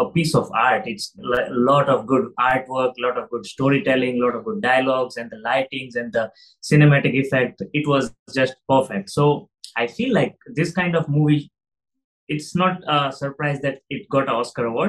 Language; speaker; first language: English; non-native, local second language; Gujarati